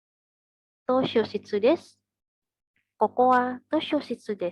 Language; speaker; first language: Japanese; non-native, learner; Indonesian